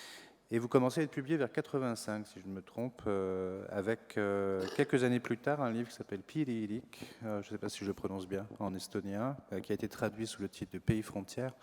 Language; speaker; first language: French; native; French